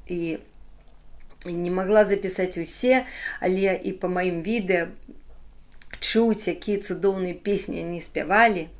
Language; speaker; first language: Belarusian; non-native, local second language; Ukrainian